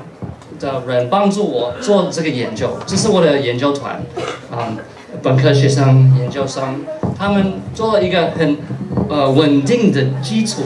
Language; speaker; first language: Chinese; non-native, fluent; English